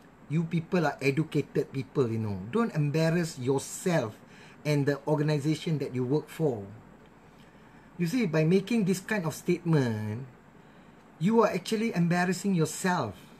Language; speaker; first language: English; non-native, local second language; Malay